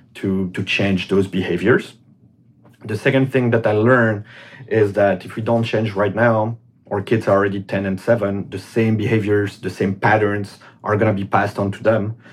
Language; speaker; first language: English; non-native, fluent; French